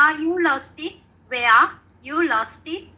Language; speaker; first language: English; non-native, learner; Sinhala